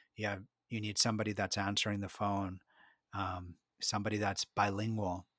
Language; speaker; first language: English; early bilingual, other home language; Spanish